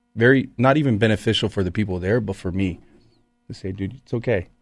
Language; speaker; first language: English; native; English